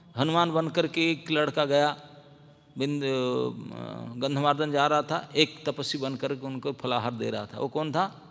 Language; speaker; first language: Hindi; non-native, local second language; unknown